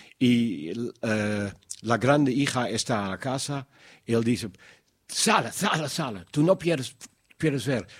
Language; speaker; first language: Spanish; non-native, learner; Dutch